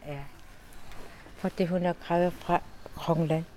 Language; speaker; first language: Danish; non-native, learner; Kalaallisut